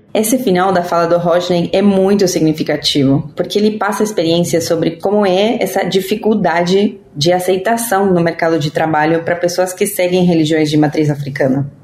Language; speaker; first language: Portuguese; non-native, fluent; Spanish